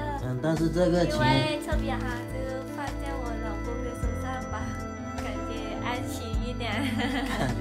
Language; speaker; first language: Chinese; non-native, learner; Lao